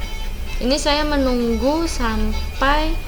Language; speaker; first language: Indonesian; non-native, local second language; Javanese